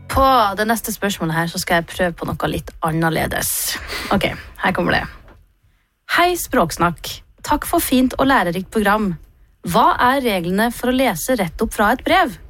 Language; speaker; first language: Norwegian; native; Norwegian